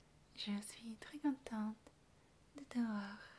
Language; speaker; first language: French; non-native, fluent; Russian